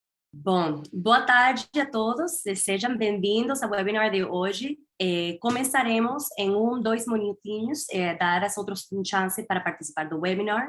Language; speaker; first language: Portuguese; non-native, fluent; Spanish